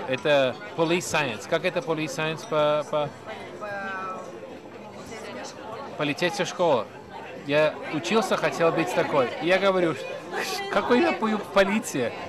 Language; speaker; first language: Russian; early bilingual, heritage; Russian